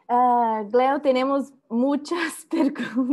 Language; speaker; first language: Spanish; non-native, learner; Portuguese